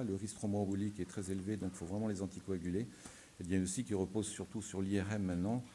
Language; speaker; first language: French; native; French